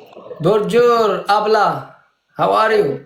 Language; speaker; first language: English; non-native, learner; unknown